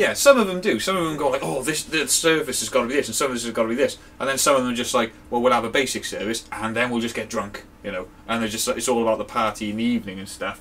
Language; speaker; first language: English; native; English